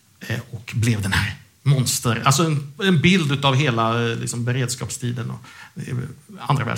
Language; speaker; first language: Swedish; native; Swedish